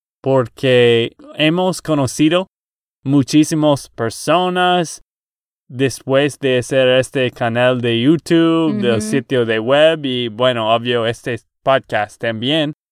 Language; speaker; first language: Spanish; non-native, fluent; English